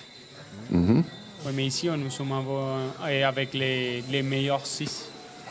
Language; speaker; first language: French; non-native, learner; Spanish